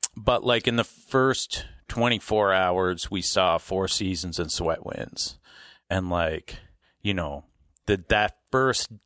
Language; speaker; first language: English; native; English